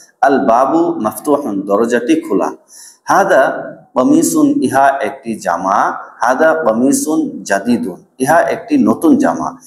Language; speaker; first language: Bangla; native; Bangla